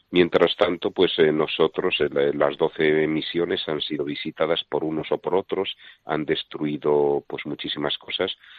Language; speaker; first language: Spanish; native; Spanish